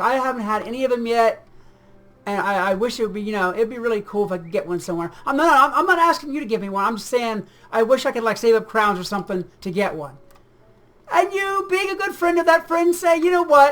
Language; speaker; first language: English; native; English